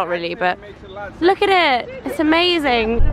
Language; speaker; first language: English; native; English